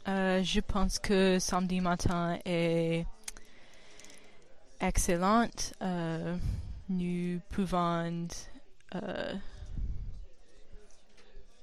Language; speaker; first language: French; non-native, learner; English